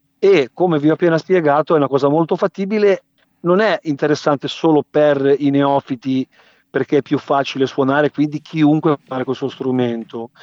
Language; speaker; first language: Italian; native; Italian